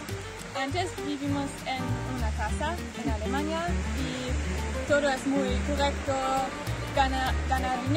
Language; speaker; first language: Spanish; non-native, learner; German